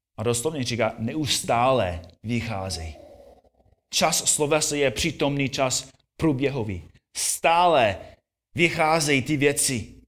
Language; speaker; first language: Czech; non-native, fluent; English